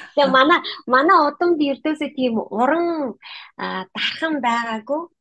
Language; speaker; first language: Mongolian; native; Mongolian